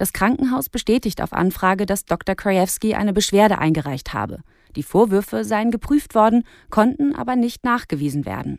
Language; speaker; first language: German; native; German